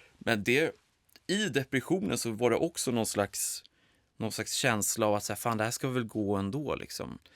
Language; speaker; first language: Swedish; native; Swedish